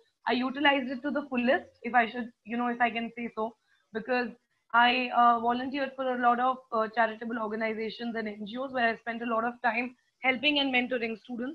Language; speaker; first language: English; non-native, local second language; Hindi